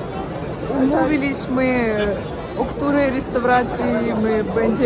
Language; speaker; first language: Polish; non-native, local second language; Ukrainian